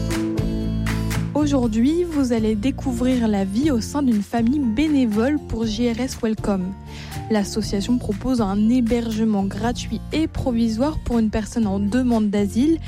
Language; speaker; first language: French; native; French